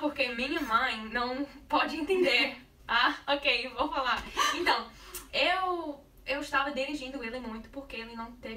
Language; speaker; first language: Portuguese; non-native, learner; English